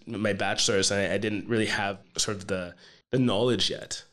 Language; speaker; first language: English; native; English